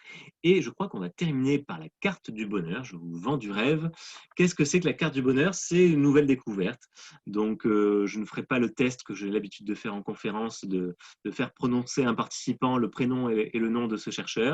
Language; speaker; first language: French; native; French